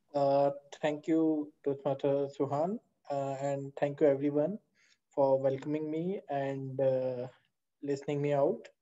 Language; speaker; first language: English; non-native, local second language; Hindi